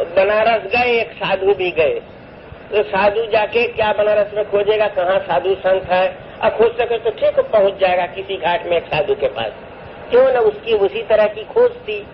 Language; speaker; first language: Hindi; non-native, local second language; Bangla